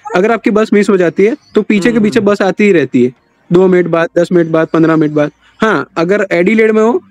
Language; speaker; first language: Hindi; non-native, local second language; Gujarati